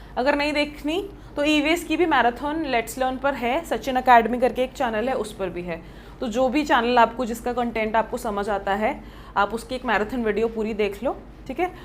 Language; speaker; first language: Hindi; native; Hindi